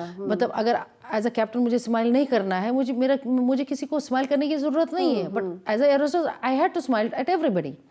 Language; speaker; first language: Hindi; non-native, local second language; Kashmiri